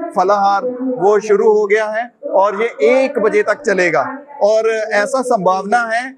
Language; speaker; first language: Hindi; non-native, local second language; Gujarati